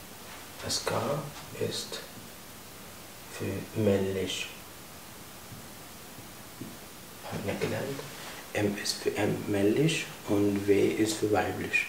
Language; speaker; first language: German; non-native, fluent; Arabic